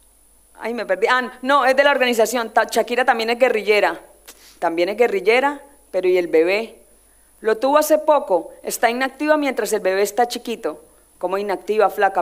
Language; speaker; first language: Spanish; native; Spanish